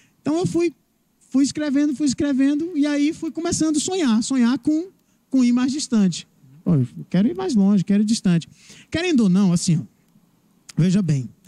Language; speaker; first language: Portuguese; native; Portuguese